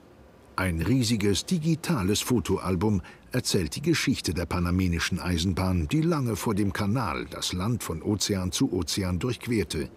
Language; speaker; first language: German; native; German